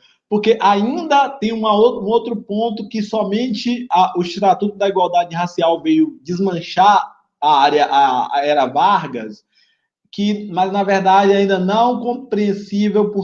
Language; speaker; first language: Portuguese; native; Portuguese